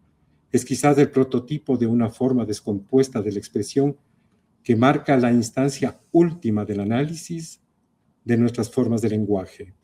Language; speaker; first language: Spanish; native; Spanish